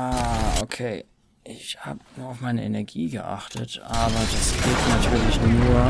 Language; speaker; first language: German; native; German